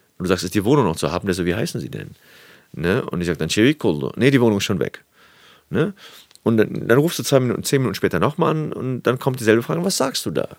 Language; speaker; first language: German; native; German